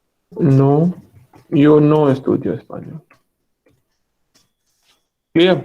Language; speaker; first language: Spanish; non-native, fluent; Hindi